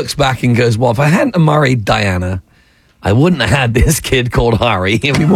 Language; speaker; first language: English; native; English